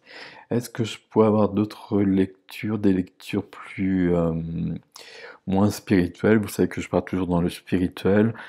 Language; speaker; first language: French; native; French